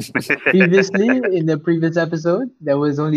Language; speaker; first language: English; non-native, local second language; Malay